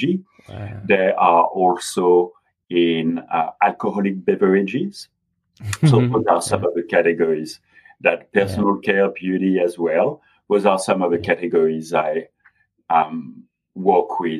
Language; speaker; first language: English; non-native, fluent; French